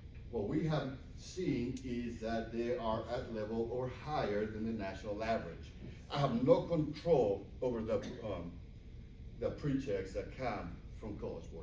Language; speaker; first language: English; early bilingual, other home language; Spanish